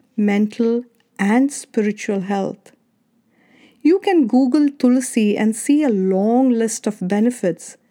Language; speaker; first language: English; non-native, local second language; Kannada